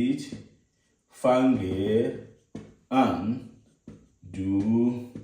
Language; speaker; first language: German; non-native, learner; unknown